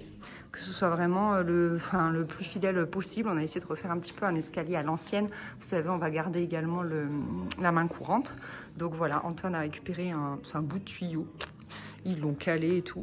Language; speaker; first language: French; native; French